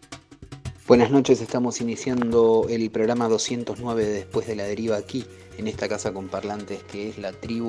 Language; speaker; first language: Spanish; native; Spanish